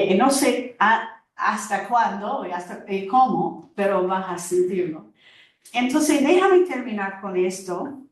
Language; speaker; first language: Spanish; non-native, fluent; English